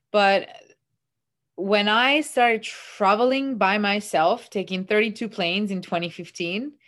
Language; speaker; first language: English; non-native, fluent; Italian